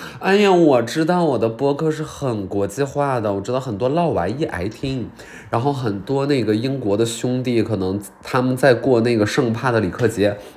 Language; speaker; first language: Chinese; native; Chinese